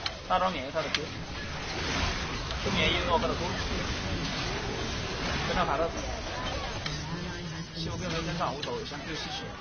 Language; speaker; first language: Chinese; native; Chinese